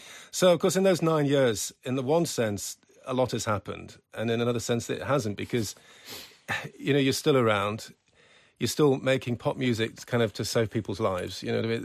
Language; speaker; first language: English; native; English